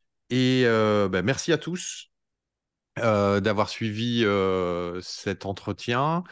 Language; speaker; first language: French; native; French